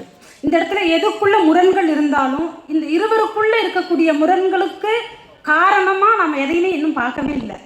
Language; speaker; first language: Tamil; native; Tamil